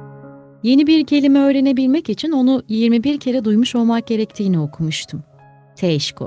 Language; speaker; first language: Turkish; native; Turkish